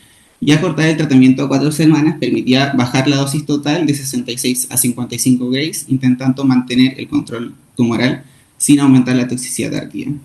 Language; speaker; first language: Spanish; native; Spanish